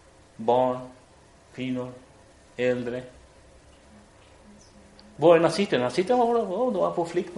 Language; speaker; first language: Swedish; non-native, fluent; Spanish